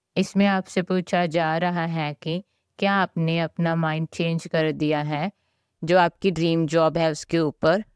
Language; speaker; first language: Hindi; native; Hindi